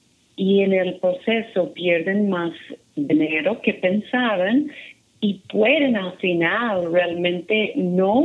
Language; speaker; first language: Spanish; non-native, fluent; English